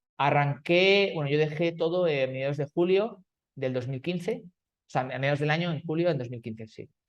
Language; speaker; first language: Spanish; native; Spanish